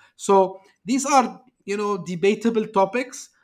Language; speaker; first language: English; non-native, fluent; Turkish